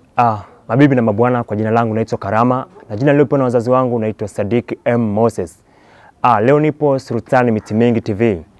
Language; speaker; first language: Swahili; native; Swahili